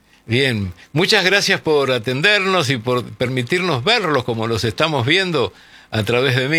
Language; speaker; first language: Spanish; native; Spanish